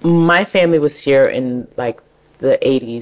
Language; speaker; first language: English; native; English